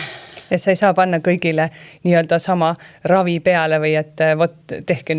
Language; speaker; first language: Estonian; native; Estonian